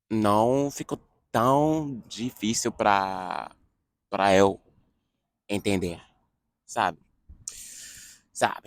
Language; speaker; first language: Portuguese; non-native, fluent; English